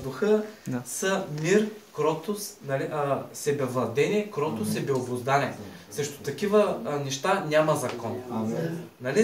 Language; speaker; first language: Bulgarian; native; Bulgarian